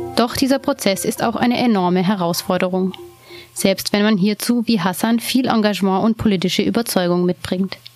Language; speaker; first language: German; native; German